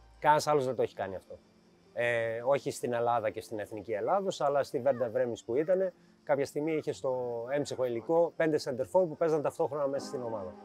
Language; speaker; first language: Greek; early bilingual, heritage; Greek